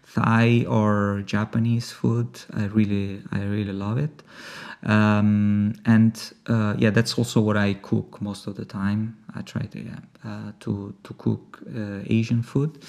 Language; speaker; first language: English; non-native, fluent; Italian